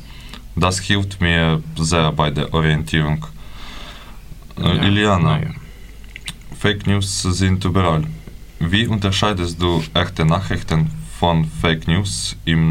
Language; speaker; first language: German; non-native, fluent; Ukrainian